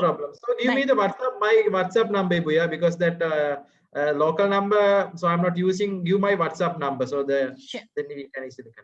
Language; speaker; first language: English; non-native, fluent; Sinhala